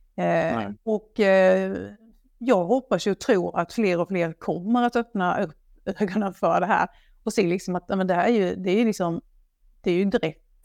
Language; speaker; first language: Swedish; native; Swedish